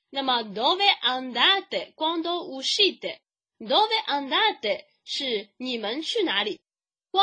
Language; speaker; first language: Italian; non-native, fluent; Chinese